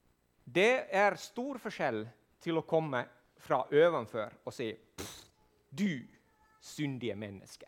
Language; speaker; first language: Swedish; non-native, fluent; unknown